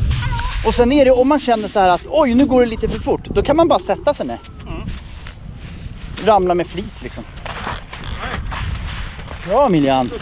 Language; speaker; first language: Swedish; native; Swedish